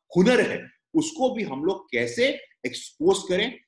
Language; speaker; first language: Hindi; native; Hindi